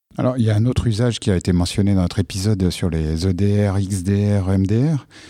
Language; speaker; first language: French; native; French